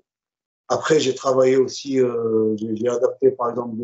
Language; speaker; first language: French; non-native, local second language; Arabic